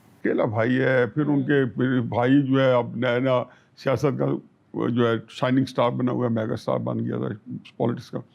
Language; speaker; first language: Urdu; non-native, local second language; Punjabi